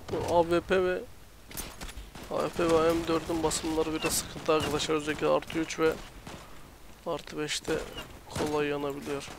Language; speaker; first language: Turkish; native; Turkish